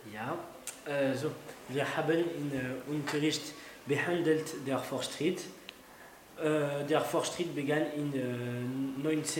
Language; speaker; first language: German; non-native, learner; French